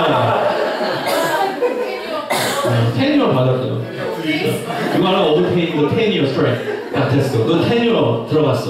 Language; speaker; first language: Korean; native; Korean